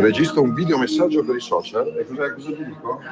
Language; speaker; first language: Italian; native; Italian